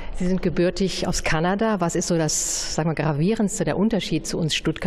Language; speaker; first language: German; native; German